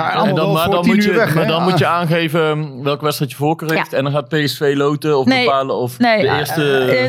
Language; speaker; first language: Dutch; native; Dutch